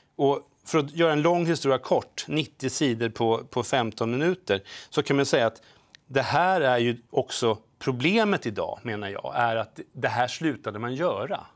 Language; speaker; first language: Swedish; native; Swedish